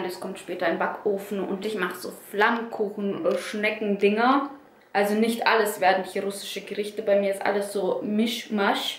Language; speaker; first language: German; early bilingual, other home language; Russian